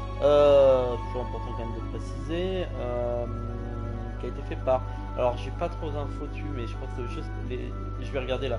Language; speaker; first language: French; native; French